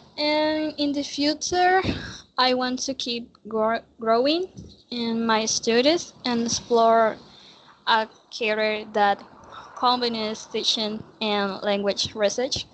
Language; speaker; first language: English; non-native, learner; Spanish